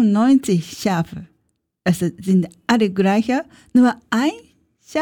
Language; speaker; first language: German; non-native, learner; Japanese